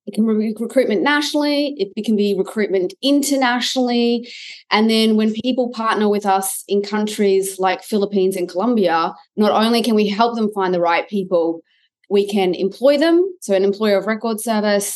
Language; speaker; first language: English; native; English